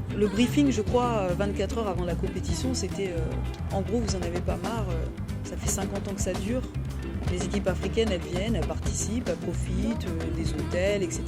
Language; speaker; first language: French; early bilingual, other home language; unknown